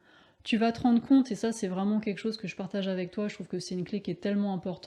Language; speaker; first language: French; native; French